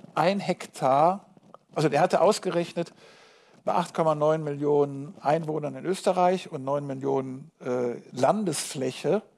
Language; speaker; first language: German; native; German